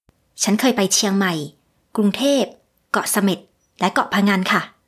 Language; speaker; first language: Thai; non-native, learner; English